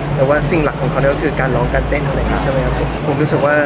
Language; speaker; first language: Thai; native; Thai